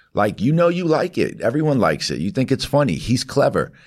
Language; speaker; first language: English; native; English